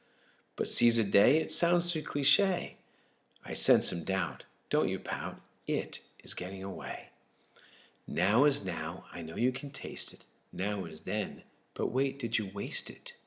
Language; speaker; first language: English; native; English